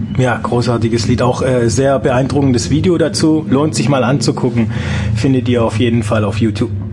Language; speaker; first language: German; native; German